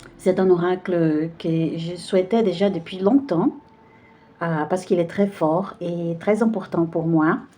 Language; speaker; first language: French; non-native, fluent; Portuguese